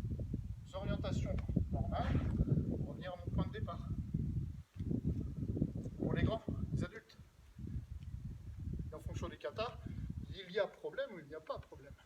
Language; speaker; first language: French; native; French